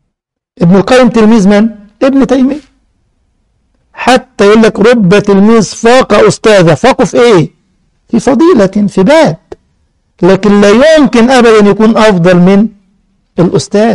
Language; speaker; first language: Arabic; native; Arabic